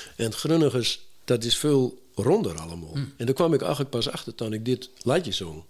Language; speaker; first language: Dutch; native; Dutch